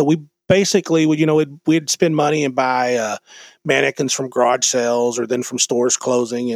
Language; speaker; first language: English; native; English